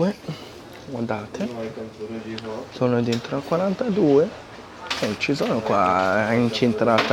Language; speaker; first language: Italian; non-native, fluent; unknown